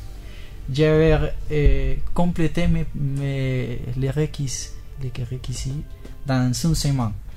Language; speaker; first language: French; non-native, learner; Spanish